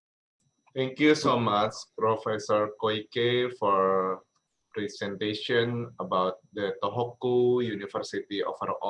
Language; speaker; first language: English; non-native, learner; Indonesian